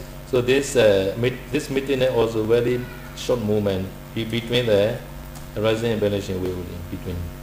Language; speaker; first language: English; non-native, learner; Burmese